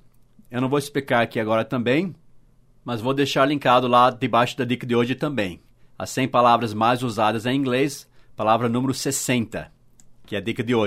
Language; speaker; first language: Portuguese; non-native, fluent; English